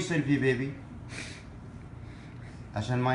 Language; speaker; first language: Arabic; native; Arabic